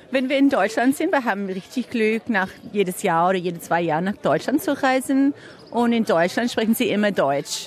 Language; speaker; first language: German; non-native, learner; English